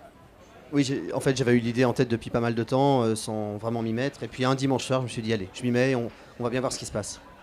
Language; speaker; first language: French; native; French